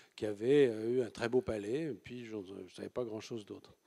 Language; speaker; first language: French; native; French